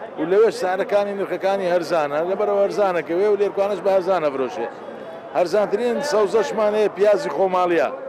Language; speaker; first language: Central Kurdish; native; Central Kurdish